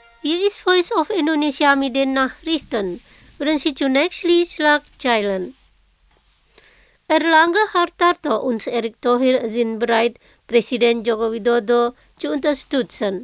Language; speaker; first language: German; non-native, fluent; Indonesian